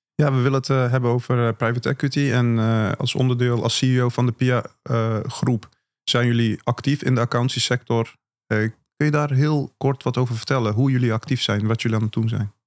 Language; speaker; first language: Dutch; early bilingual, other home language; Turkish